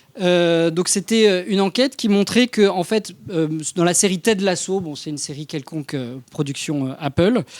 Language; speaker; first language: French; native; French